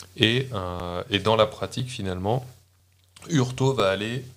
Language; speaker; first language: French; native; French